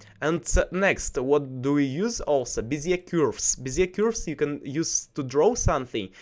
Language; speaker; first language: English; non-native, learner; Russian